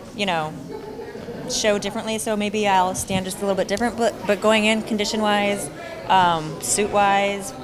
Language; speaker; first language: English; native; English